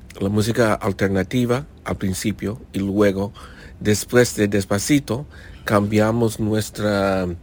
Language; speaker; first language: Spanish; early bilingual, heritage; English